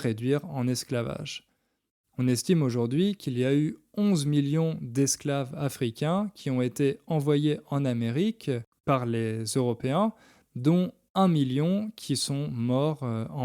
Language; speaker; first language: French; native; French